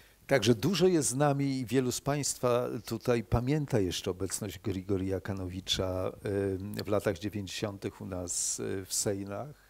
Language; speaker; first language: Polish; native; Polish